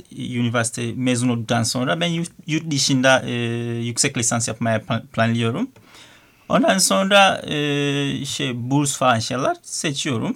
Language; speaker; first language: Turkish; non-native, learner; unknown